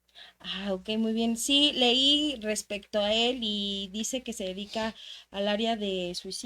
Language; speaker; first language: Spanish; native; Spanish